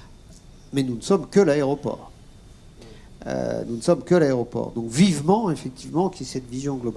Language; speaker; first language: French; native; French